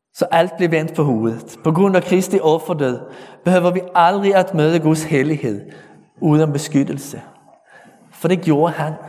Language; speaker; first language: Danish; native; Danish